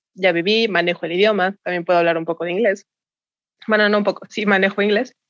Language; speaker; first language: Spanish; native; Spanish